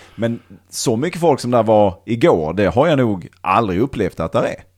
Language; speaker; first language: Swedish; native; Swedish